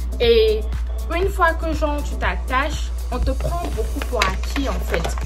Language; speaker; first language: French; native; French